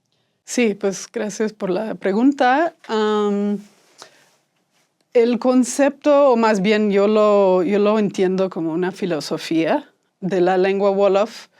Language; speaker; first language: Spanish; non-native, fluent; English